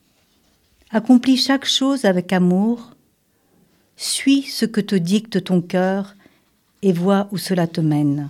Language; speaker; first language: French; native; French